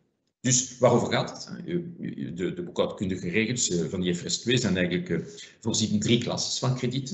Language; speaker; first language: Dutch; non-native, fluent; French